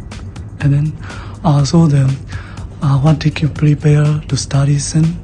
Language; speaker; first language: English; non-native, learner; Burmese